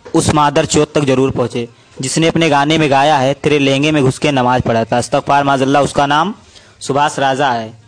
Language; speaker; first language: Hindi; native; Hindi